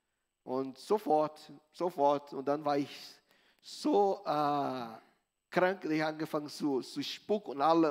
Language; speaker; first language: German; non-native, learner; Portuguese